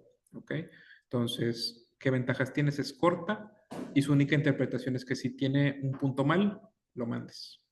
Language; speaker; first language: Spanish; native; Spanish